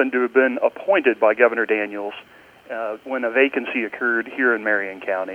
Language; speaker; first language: English; native; English